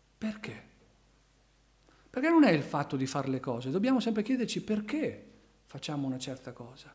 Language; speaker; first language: Italian; native; Italian